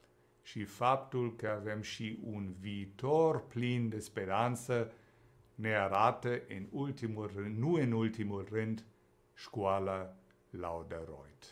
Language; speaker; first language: Romanian; non-native, fluent; German